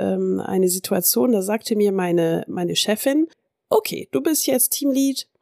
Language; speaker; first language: German; early bilingual, heritage; French